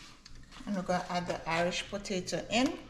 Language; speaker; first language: English; non-native, local second language; Jamaican Creole English